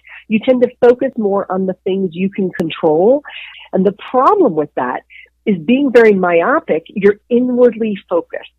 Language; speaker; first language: English; native; English